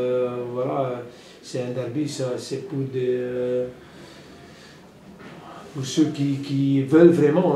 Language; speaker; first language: French; non-native, local second language; Dutch